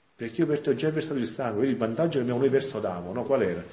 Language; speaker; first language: Italian; native; Italian